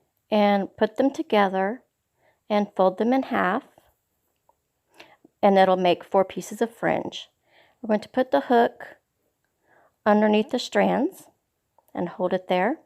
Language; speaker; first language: English; native; English